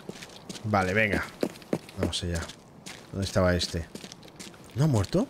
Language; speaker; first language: Spanish; native; Spanish